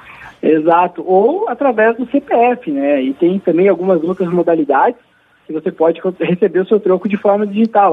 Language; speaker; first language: Portuguese; native; Portuguese